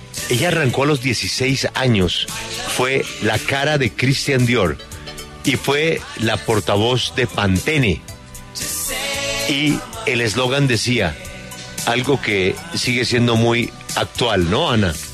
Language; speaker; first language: Spanish; native; Spanish